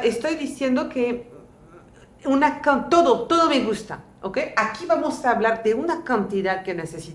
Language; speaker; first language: Spanish; non-native, fluent; French